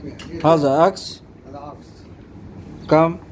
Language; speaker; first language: Arabic; non-native, learner; Urdu